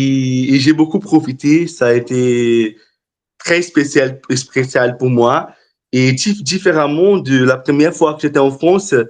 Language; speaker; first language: French; non-native, fluent; Portuguese